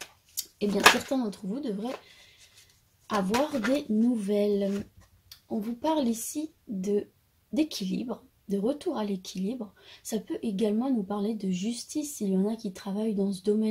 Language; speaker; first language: French; native; French